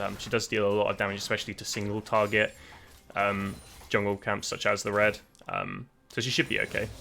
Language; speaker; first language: English; native; English